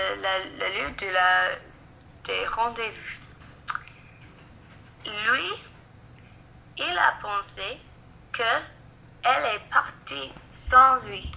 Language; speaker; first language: French; non-native, learner; English